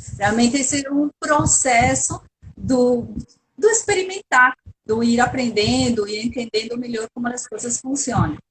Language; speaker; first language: Portuguese; non-native, fluent; Spanish